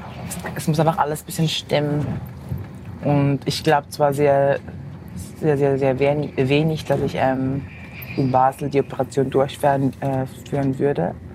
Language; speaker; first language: German; early bilingual, other home language; Japanese